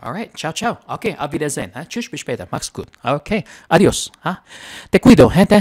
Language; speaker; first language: German; non-native, learner; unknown